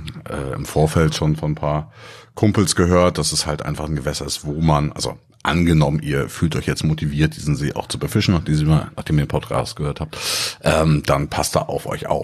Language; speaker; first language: German; native; German